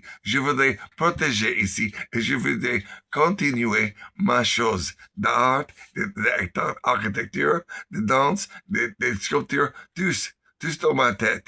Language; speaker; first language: French; non-native, learner; English